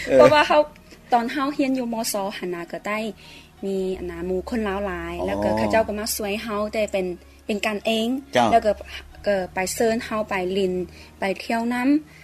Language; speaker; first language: Lao; non-native, fluent; Chinese